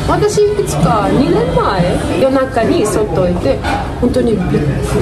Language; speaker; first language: Japanese; non-native, fluent; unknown